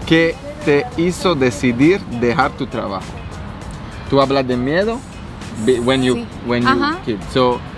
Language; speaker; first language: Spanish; non-native, learner; French